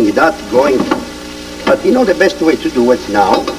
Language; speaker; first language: English; non-native, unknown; Italian